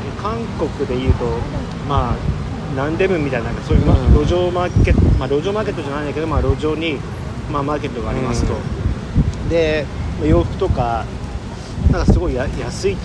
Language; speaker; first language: Japanese; native; Japanese